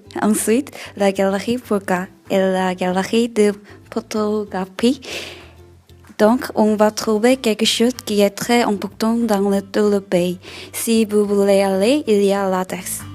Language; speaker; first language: French; non-native, learner; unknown